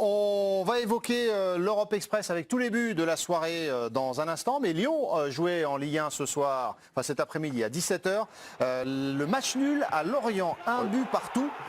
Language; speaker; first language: French; native; French